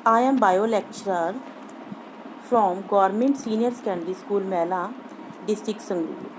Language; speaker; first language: English; non-native, local second language; Punjabi